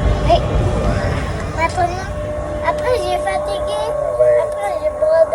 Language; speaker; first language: French; early bilingual, other home language; Tibetan